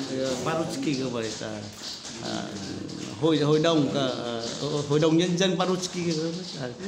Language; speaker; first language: Russian; non-native, learner; Vietnamese